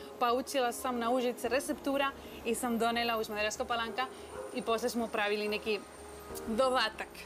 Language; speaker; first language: Serbian; non-native, learner; Spanish